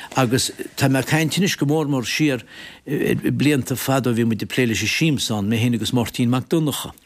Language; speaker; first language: Irish; native; Irish